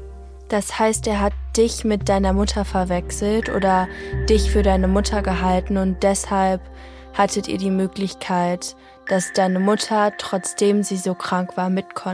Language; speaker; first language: German; native; German